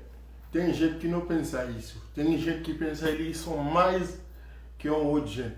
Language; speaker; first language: Portuguese; non-native, learner; Haitian Creole